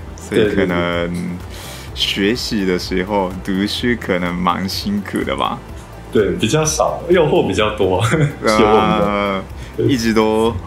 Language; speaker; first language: Chinese; non-native, fluent; Japanese